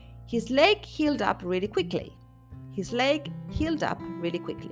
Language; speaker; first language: English; non-native, fluent; Spanish